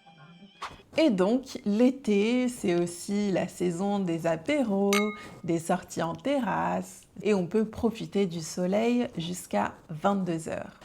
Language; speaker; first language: French; native; French